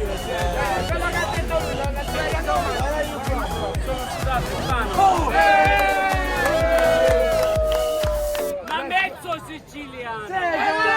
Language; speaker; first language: Italian; non-native, learner; English